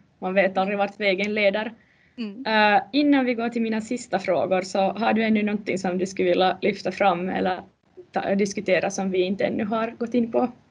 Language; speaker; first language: Swedish; native; Swedish